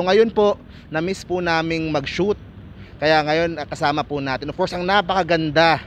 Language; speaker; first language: Filipino; native; Filipino